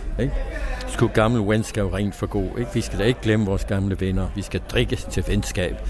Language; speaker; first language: Danish; non-native, fluent; English